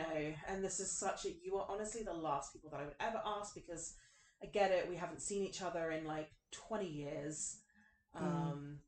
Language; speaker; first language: English; native; English